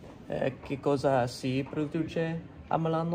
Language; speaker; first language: Italian; non-native, learner; English